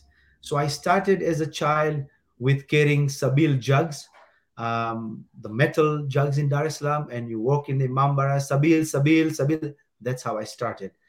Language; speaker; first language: English; non-native, local second language; Gujarati